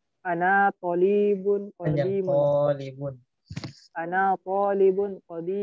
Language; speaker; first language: Arabic; non-native, learner; Indonesian